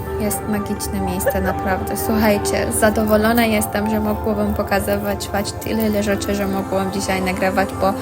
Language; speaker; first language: Polish; non-native, learner; Persian